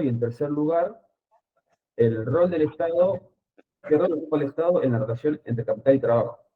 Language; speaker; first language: Spanish; native; Spanish